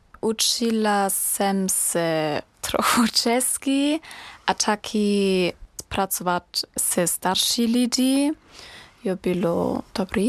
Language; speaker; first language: Czech; non-native, learner; German